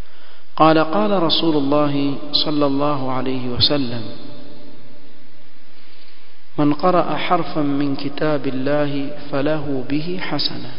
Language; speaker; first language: Arabic; non-native, fluent; Swahili